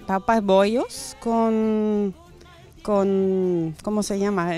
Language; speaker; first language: Spanish; non-native, fluent; German